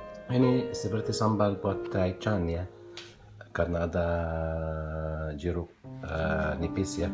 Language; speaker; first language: Indonesian; non-native, learner; Arabic